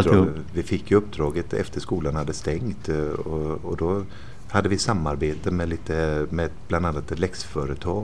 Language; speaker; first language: Swedish; native; Swedish